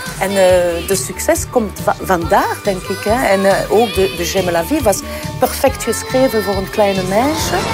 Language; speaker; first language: Dutch; non-native, local second language; French